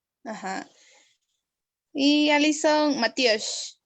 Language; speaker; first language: Spanish; non-native, local second language; Kaqchikel